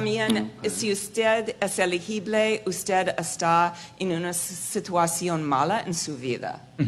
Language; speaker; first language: Spanish; non-native, fluent; English